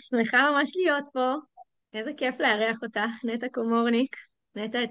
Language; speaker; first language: Hebrew; native; Hebrew